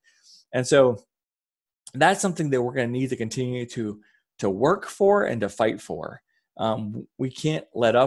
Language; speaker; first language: English; native; English